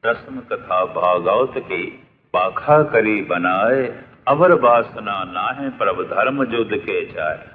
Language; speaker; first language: Hindi; non-native, local second language; Punjabi